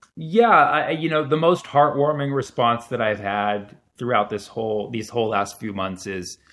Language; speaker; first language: English; early bilingual, other home language; Arabic